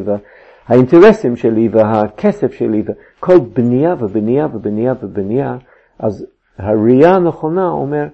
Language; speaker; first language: Hebrew; non-native, fluent; English